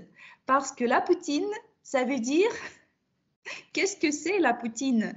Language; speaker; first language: French; non-native, fluent; Russian